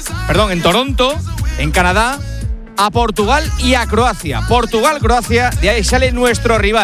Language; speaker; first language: Spanish; native; Spanish